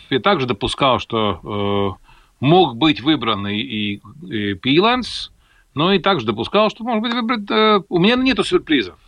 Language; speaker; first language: Russian; non-native, local second language; Latvian